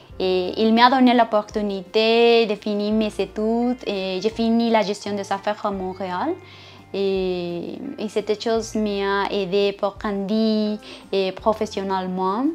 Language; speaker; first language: French; non-native, learner; Spanish